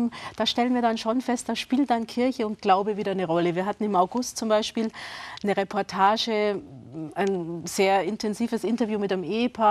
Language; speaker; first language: German; native; German